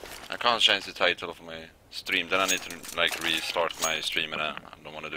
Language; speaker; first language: English; non-native, fluent; Swedish